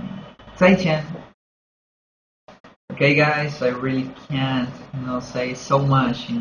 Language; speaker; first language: English; non-native, learner; Spanish